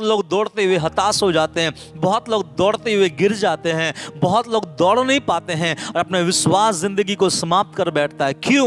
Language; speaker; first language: Hindi; non-native, local second language; Bangla